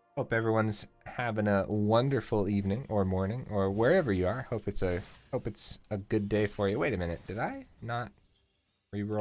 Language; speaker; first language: English; native; English